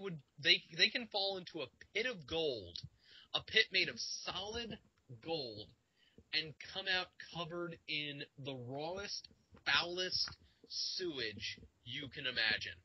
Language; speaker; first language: English; native; English